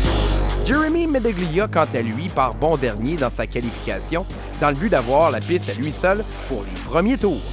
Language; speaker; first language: French; native; French